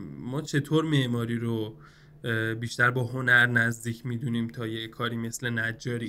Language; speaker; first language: Persian; native; Persian